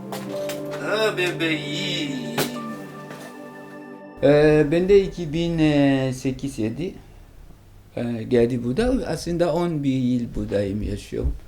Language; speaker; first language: Turkish; non-native, learner; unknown